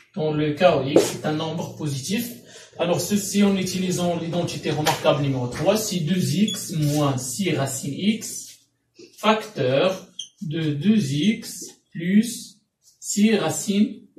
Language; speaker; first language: French; non-native, local second language; Arabic